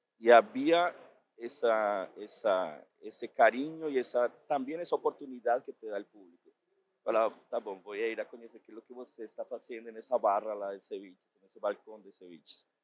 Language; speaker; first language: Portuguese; non-native, fluent; Spanish